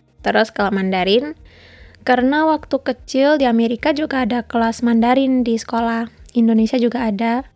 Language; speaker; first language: Indonesian; early bilingual, heritage; English